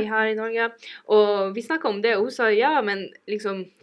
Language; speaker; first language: Norwegian; non-native, fluent; English